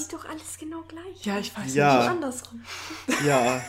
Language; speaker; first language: German; native; German